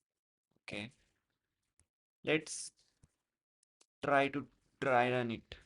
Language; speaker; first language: English; non-native, local second language; Hindi